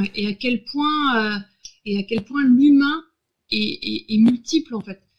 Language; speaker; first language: French; native; French